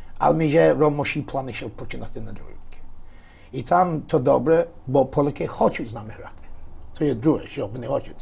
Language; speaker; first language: Polish; non-native, learner; Ukrainian